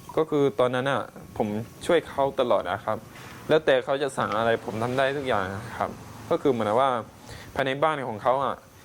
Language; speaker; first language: Thai; non-native, local second language; Pattani Malay